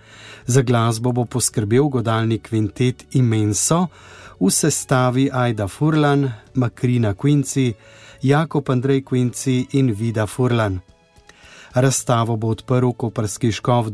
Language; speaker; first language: Slovenian; native; Slovenian